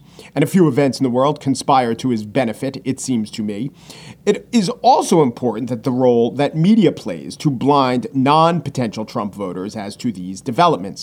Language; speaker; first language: English; native; English